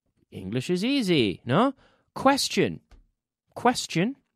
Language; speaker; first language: English; native; English